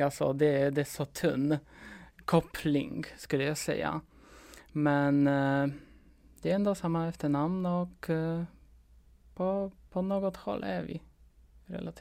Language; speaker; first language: Swedish; non-native, fluent; Polish